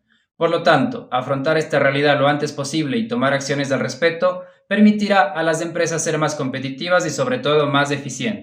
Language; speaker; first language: Spanish; native; Spanish